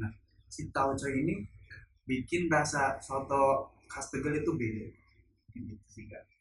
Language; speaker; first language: Indonesian; non-native, local second language; Javanese